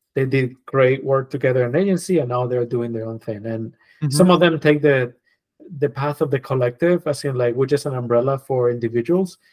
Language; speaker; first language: English; non-native, fluent; Spanish